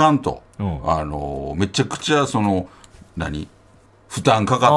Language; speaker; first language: Japanese; native; Japanese